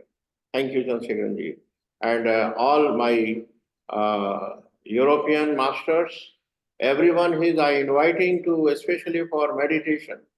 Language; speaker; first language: English; non-native, learner; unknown